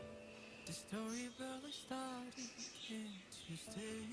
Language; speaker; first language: English; non-native, fluent; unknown